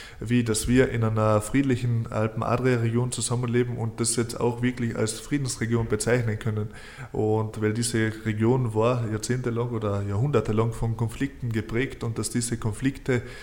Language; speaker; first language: German; non-native, local second language; Slovenian